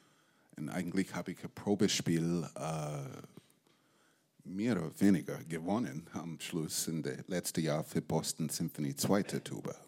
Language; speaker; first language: German; non-native, fluent; English